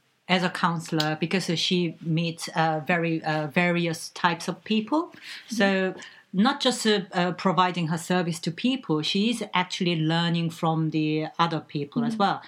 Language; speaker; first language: English; non-native, fluent; Korean